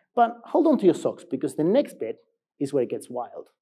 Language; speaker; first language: English; non-native, fluent; Spanish